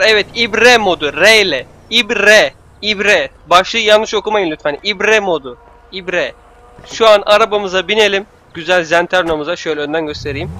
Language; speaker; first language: Turkish; native; Turkish